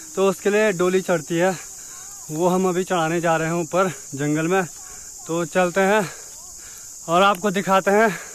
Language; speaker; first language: Hindi; native; Hindi